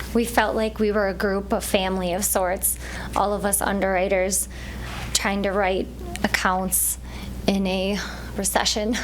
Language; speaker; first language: English; native; English